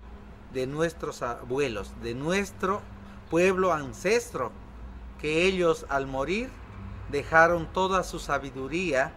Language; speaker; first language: Spanish; non-native, local second language; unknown